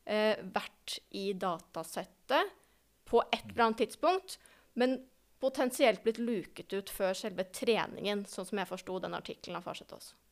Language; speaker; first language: Norwegian; native; Norwegian